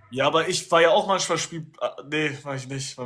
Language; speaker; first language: German; native; German